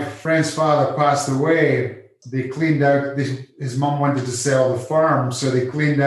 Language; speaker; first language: English; native; English